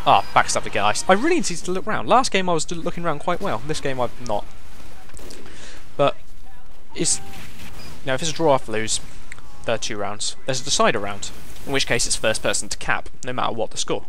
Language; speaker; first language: English; native; English